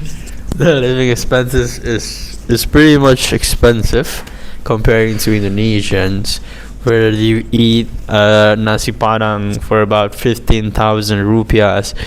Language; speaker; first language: English; non-native, fluent; Indonesian